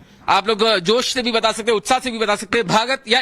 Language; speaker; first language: Hindi; native; Hindi